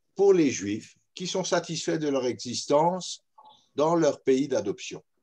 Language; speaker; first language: French; native; French